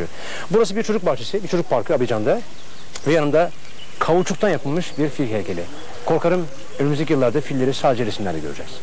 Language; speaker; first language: Turkish; native; Turkish